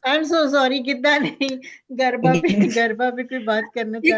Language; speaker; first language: Hindi; non-native, local second language; Punjabi